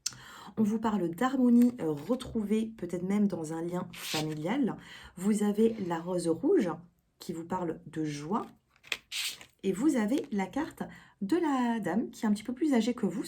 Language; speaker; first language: French; native; French